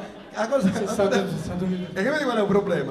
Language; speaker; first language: Italian; native; Italian